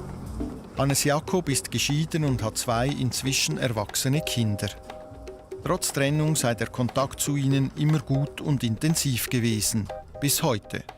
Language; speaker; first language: German; native; German